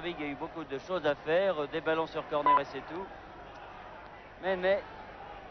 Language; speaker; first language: French; native; French